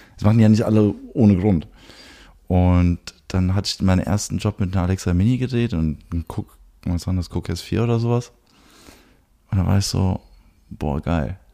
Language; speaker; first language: German; early bilingual, heritage; German